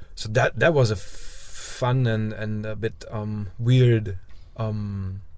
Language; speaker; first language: English; non-native, fluent; German